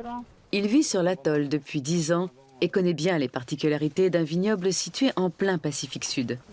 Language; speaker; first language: French; native; French